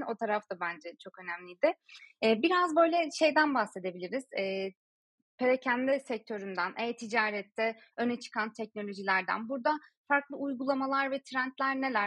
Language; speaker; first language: Turkish; native; Turkish